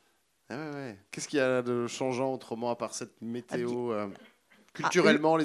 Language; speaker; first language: French; native; French